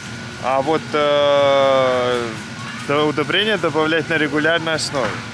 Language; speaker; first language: Russian; native; Russian